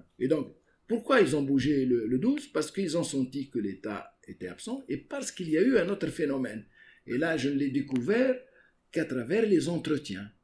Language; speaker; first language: French; non-native, local second language; Arabic